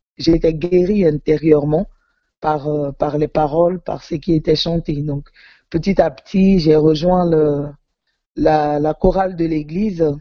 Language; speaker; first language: French; non-native, local second language; Yoruba